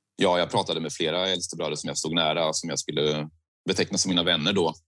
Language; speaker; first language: Swedish; native; Swedish